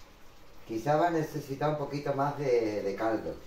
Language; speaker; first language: Spanish; native; Spanish